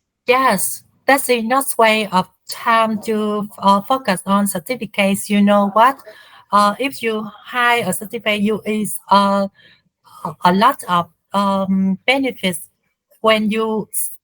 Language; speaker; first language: English; non-native, learner; Vietnamese